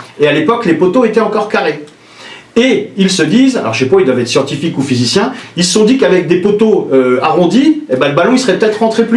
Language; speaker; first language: French; native; French